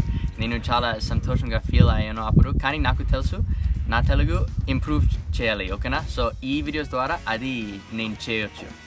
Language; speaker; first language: Telugu; non-native, learner; English